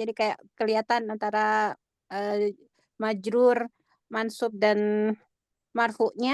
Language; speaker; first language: Indonesian; native; Indonesian